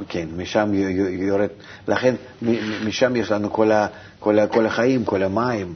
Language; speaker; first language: Hebrew; non-native, fluent; Russian